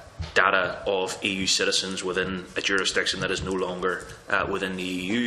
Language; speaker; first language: English; native; English